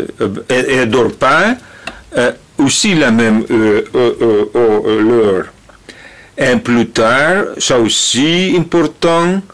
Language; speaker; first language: French; non-native, learner; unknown